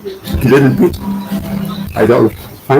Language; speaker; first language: English; non-native, learner; German